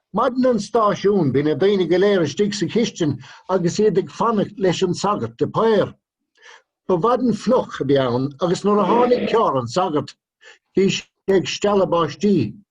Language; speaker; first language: Irish; native; Irish